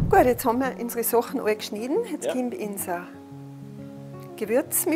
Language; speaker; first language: German; native; German